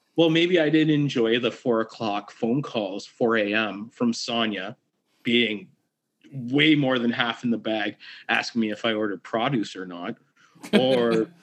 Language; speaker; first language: English; native; English